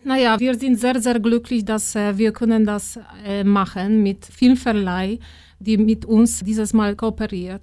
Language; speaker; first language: German; non-native, fluent; Polish